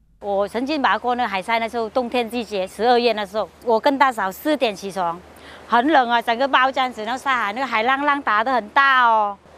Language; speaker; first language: Chinese; non-native, fluent; Vietnamese